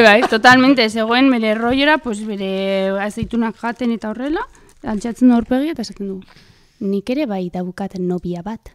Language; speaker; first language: Basque; native; Basque